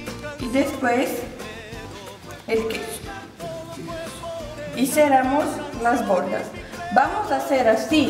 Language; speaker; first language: Spanish; non-native, learner; Portuguese